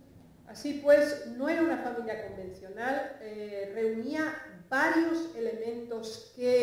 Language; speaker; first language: Spanish; native; Spanish